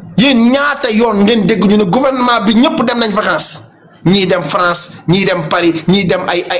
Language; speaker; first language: Wolof; non-native, local second language; Fula